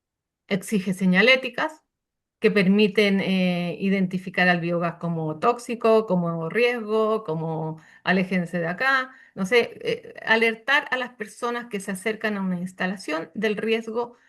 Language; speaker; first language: Spanish; native; Spanish